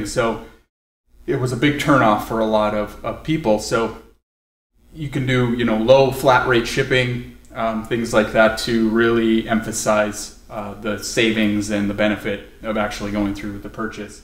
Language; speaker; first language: English; native; English